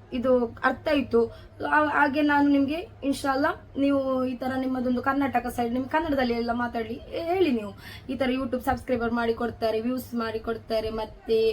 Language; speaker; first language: Kannada; non-native, local second language; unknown